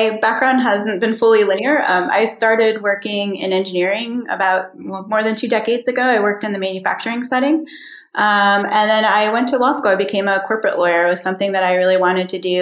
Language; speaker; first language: English; native; English